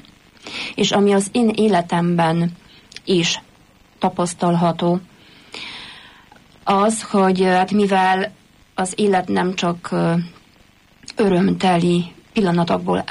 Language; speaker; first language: Hungarian; non-native, fluent; Polish